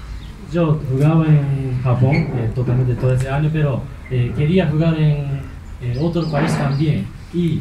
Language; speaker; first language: Spanish; non-native, learner; Japanese